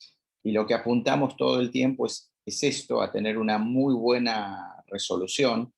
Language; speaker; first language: Spanish; native; Spanish